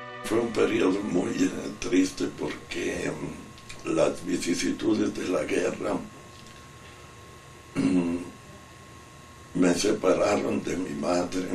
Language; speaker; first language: Spanish; non-native, fluent; Italian